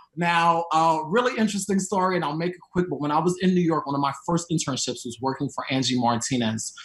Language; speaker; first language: English; native; English